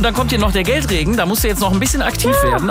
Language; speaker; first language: German; native; German